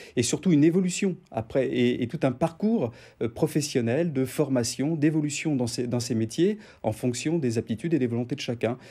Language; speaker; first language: French; native; French